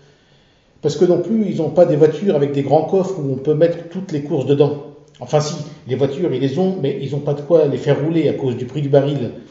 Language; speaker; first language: French; native; French